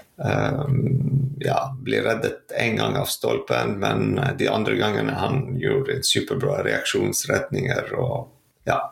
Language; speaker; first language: Norwegian; non-native, fluent; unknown